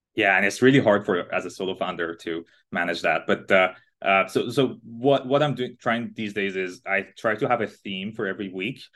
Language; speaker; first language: English; non-native, fluent; Persian